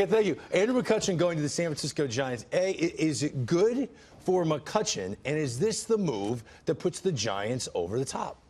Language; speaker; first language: English; native; English